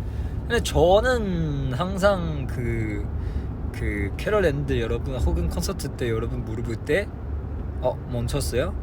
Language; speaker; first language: Korean; non-native, fluent; Chinese